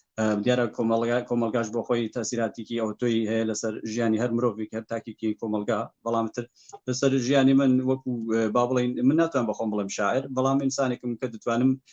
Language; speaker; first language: Central Kurdish; non-native, local second language; Gurani